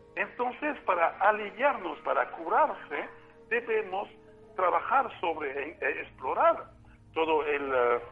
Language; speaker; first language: Spanish; non-native, fluent; French